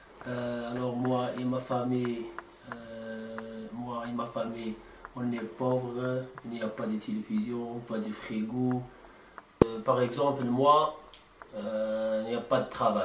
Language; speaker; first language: French; non-native, learner; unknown